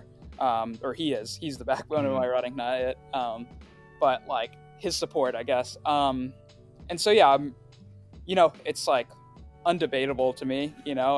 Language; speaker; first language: English; early bilingual, other home language; Swahili